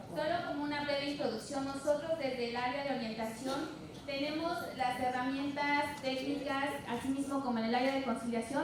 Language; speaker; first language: Spanish; native; Spanish